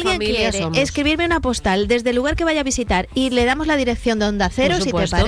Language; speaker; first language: Spanish; native; Spanish